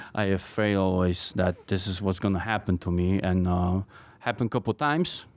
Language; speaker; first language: English; non-native, fluent; Polish